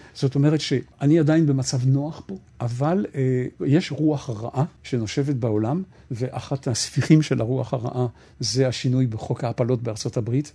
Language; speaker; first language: Hebrew; non-native, fluent; French